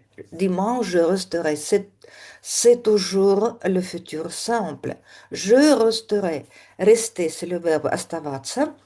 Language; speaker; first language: French; non-native, fluent; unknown